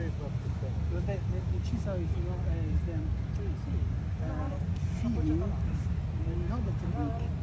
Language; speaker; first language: English; non-native, learner; Italian